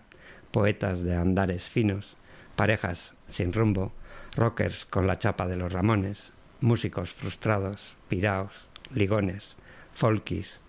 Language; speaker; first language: Spanish; non-native, local second language; Basque